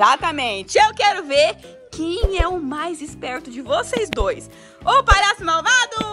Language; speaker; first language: Portuguese; native; Portuguese